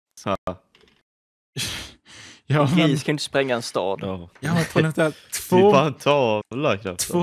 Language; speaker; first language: Swedish; native; Swedish